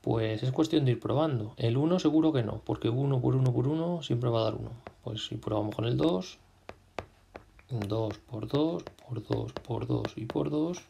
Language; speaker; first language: Spanish; native; Spanish